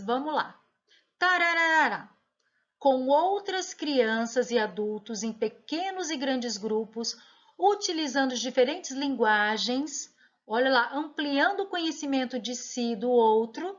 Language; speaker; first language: Portuguese; native; Portuguese